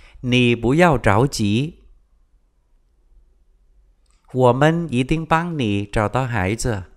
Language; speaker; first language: Chinese; non-native, fluent; Vietnamese